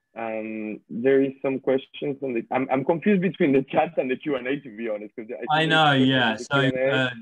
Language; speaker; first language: English; non-native, fluent; Spanish